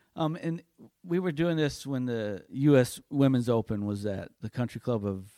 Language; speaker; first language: English; native; English